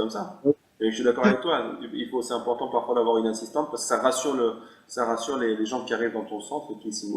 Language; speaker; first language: French; native; French